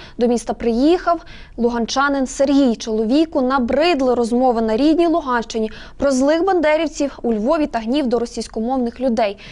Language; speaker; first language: Ukrainian; native; Ukrainian